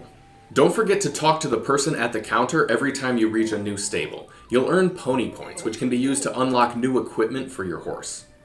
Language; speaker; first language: English; native; English